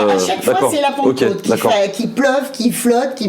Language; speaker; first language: French; native; French